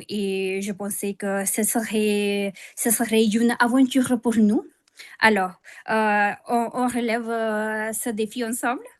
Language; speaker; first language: French; non-native, fluent; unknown